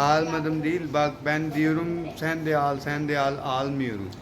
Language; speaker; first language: Turkish; non-native, learner; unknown